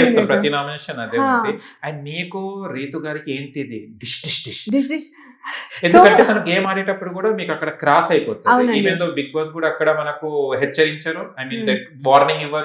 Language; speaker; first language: Telugu; native; Telugu